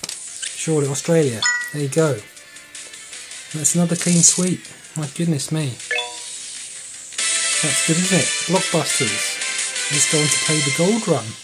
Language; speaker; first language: English; native; English